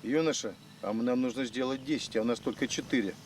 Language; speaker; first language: Russian; native; Russian